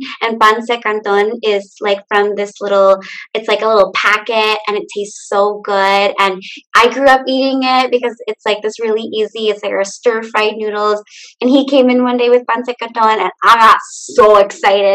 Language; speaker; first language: English; early bilingual, other home language; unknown